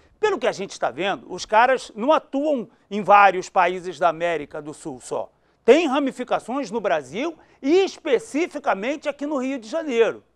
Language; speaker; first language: Portuguese; native; Portuguese